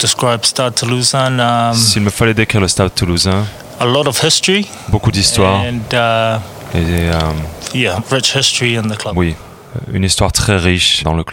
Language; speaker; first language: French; non-native, learner; English